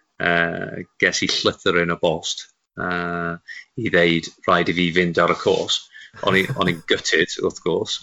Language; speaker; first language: Welsh; non-native, local second language; English